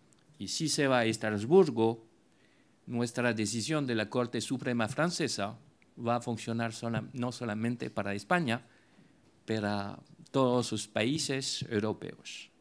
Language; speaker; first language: Spanish; non-native, fluent; French